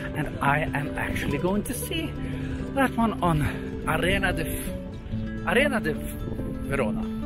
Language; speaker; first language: English; non-native, fluent; Swedish